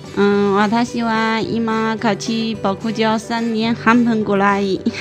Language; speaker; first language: Japanese; non-native, fluent; Chinese